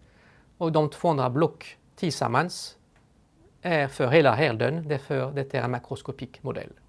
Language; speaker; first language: Swedish; non-native, fluent; French